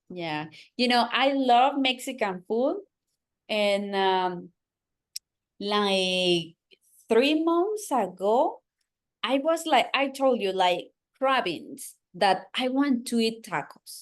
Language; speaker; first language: English; non-native, fluent; Spanish